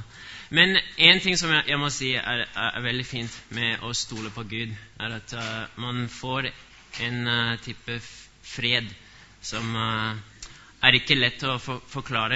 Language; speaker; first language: Swedish; non-native, fluent; English